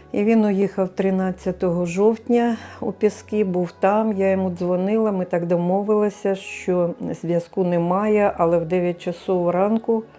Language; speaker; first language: Ukrainian; non-native, local second language; Russian